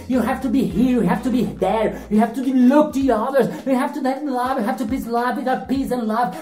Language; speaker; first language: English; non-native, learner; Portuguese